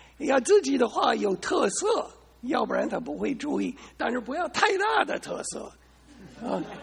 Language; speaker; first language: Chinese; non-native, fluent; English